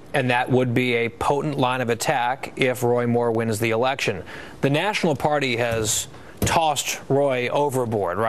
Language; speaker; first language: English; native; English